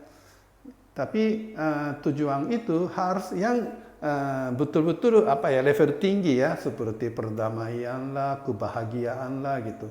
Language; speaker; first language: Indonesian; non-native, fluent; Japanese